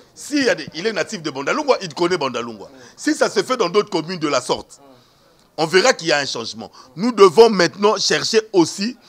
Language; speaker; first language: French; non-native, local second language; Lingala